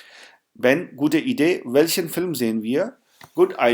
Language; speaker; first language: German; non-native, fluent; Urdu